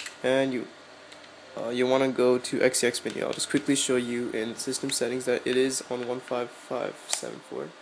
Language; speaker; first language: English; native; English